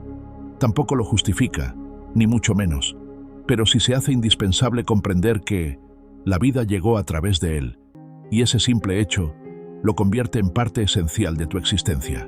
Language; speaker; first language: Spanish; native; Spanish